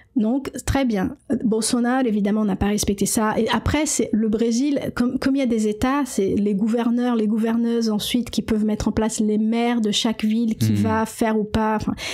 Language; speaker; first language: French; non-native, fluent; Portuguese